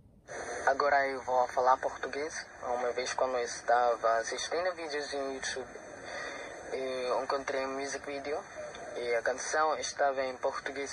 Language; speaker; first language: Portuguese; non-native, learner; Filipino